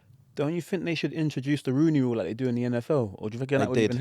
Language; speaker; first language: English; native; English